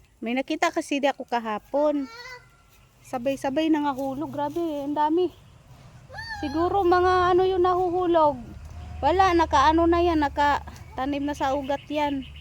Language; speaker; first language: Filipino; non-native, local second language; Cebuano